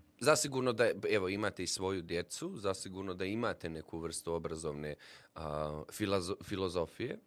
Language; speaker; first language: Bosnian; native; Bosnian